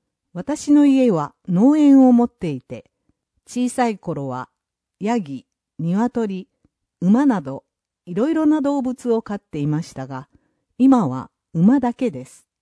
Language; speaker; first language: Japanese; non-native, fluent; English